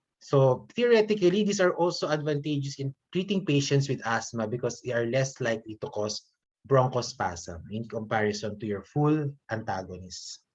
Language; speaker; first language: English; non-native, local second language; Filipino